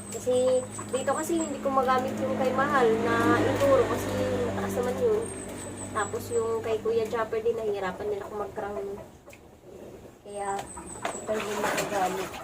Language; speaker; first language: Filipino; non-native, local second language; Bikol